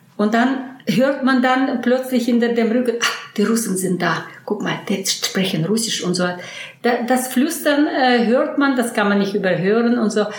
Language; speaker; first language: German; early bilingual, heritage; German